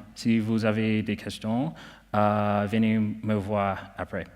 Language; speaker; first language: French; non-native, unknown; English